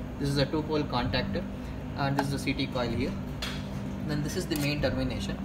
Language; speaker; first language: English; non-native, local second language; Kannada